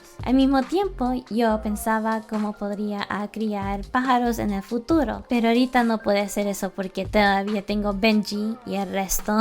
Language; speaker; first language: Spanish; early bilingual, heritage; Spanish